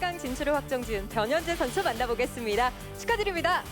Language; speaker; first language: Korean; native; Korean